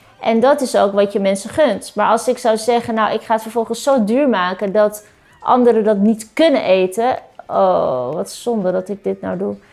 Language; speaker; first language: Dutch; early bilingual, other home language; Turkish